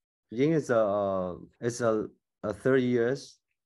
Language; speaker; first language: English; non-native, learner; Chinese